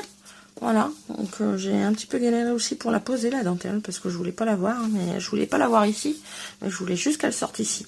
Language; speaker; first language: French; native; French